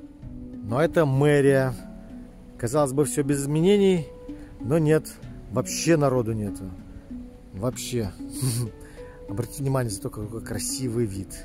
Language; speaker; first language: Russian; native; Russian